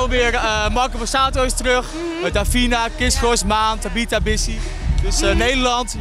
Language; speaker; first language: Dutch; native; Dutch